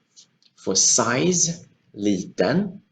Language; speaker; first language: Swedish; non-native, fluent; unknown